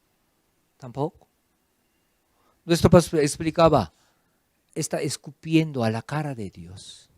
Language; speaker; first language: Spanish; non-native, fluent; Korean